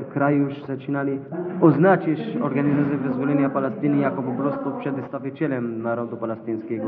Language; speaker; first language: Polish; non-native, local second language; Arabic